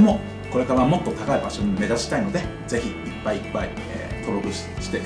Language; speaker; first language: Japanese; non-native, fluent; Chinese